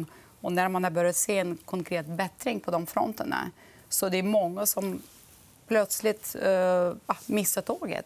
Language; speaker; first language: Swedish; non-native, fluent; Russian